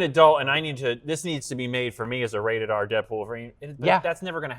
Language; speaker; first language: English; native; English